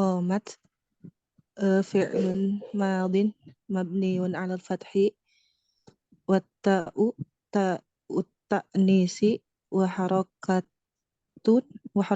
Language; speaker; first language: Arabic; non-native, learner; Indonesian